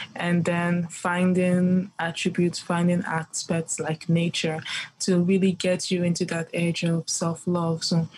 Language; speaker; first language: English; early bilingual, other home language; Yoruba